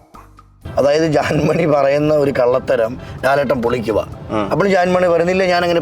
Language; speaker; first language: Malayalam; native; Malayalam